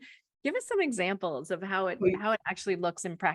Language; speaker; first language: English; native; English